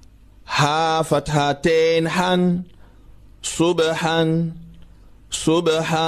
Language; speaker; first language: Arabic; non-native, fluent; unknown